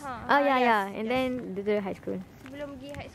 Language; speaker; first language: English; non-native, local second language; Malay